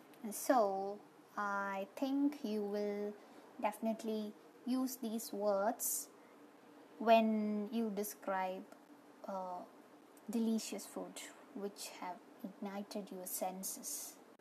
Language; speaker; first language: English; non-native, local second language; Malayalam